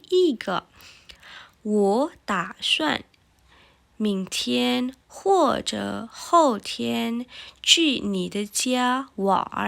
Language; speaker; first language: Chinese; non-native, fluent; Indonesian